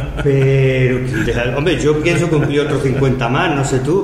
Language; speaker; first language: Spanish; native; Spanish